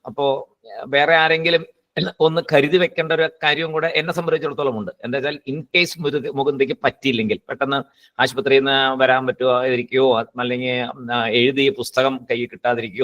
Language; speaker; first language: Malayalam; native; Malayalam